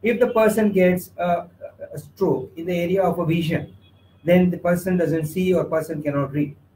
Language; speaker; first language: English; non-native, local second language; Gujarati